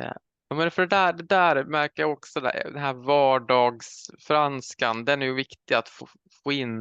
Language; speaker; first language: Swedish; native; Swedish